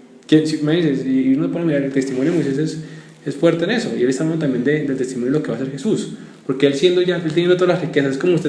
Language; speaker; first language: Spanish; native; Spanish